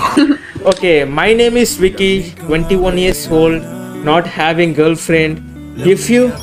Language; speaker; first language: English; non-native, learner; Tamil